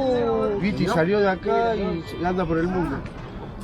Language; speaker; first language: Spanish; native; Spanish